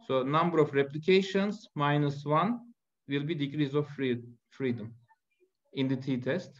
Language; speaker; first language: English; non-native, fluent; Turkish